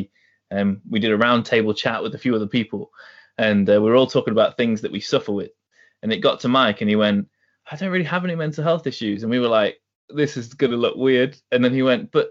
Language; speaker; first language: English; native; English